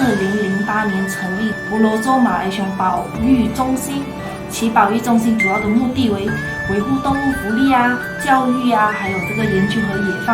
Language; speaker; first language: Chinese; native; Chinese